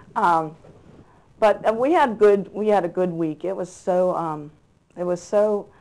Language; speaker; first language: English; native; English